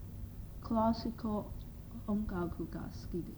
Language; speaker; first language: Japanese; non-native, learner; Chinese